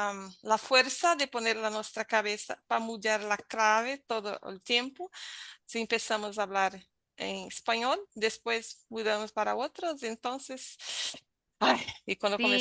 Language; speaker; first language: Spanish; non-native, learner; Portuguese